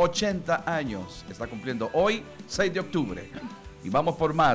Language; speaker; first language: Spanish; native; Spanish